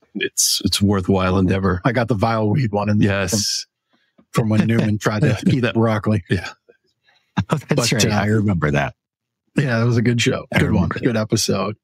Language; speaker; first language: English; native; English